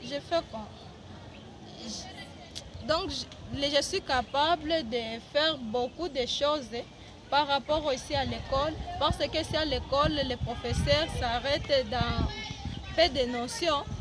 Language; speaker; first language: French; non-native, learner; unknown